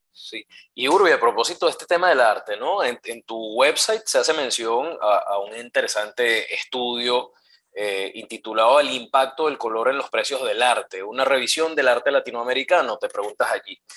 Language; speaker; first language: Spanish; native; Spanish